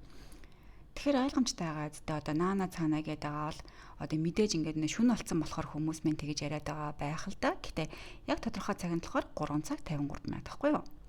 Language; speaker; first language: Mongolian; native; Mongolian